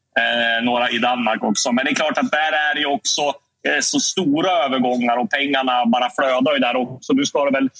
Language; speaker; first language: Swedish; native; Swedish